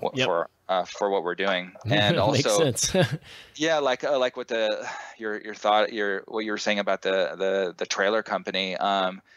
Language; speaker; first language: English; native; English